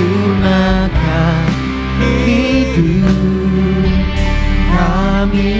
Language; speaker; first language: Indonesian; native; Indonesian